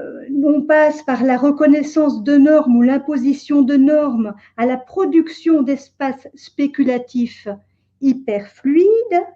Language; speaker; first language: French; native; French